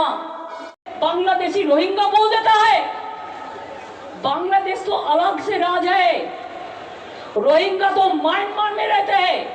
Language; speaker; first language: Hindi; non-native, local second language; Bangla